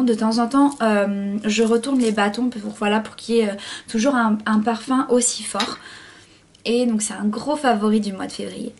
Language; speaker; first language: French; native; French